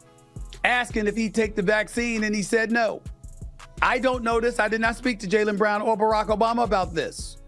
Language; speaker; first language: English; native; English